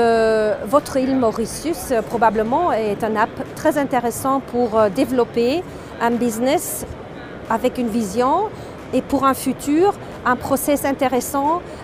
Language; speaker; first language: French; non-native, fluent; German